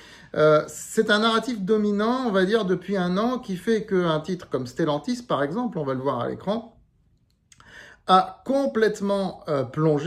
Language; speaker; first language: French; native; French